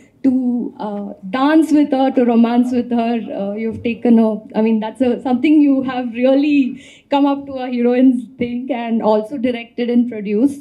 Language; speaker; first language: English; non-native, local second language; Kannada